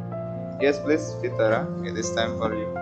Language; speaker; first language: English; non-native, fluent; Indonesian